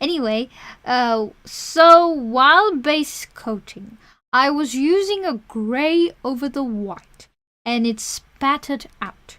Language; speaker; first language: English; native; English